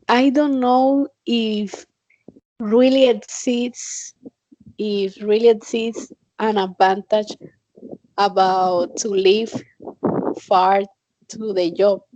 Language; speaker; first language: English; non-native, learner; Spanish